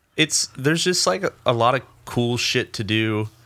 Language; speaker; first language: English; native; English